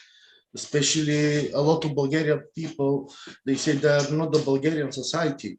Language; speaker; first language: English; non-native, learner; Bulgarian